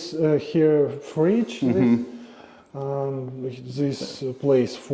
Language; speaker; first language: English; non-native, learner; Russian